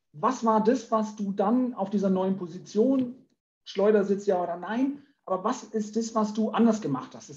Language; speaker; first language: German; native; German